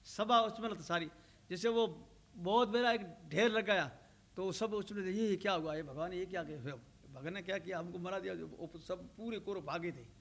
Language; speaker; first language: Hindi; non-native, local second language; Rajasthani